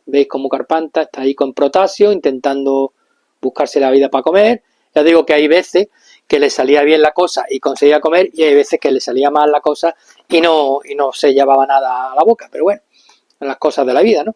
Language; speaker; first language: Spanish; native; Spanish